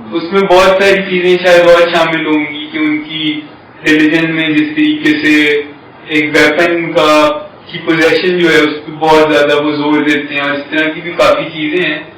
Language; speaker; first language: Urdu; non-native, local second language; Punjabi